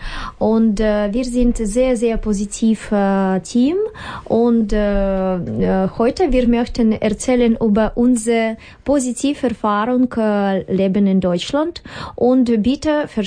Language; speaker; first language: German; non-native, learner; Russian